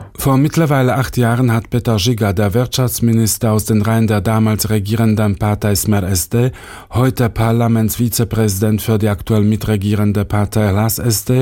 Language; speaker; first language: German; native; German